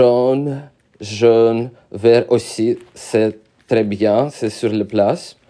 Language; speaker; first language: French; non-native, learner; Russian